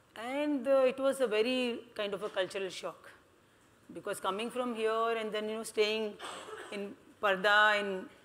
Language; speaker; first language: English; non-native, local second language; Hindi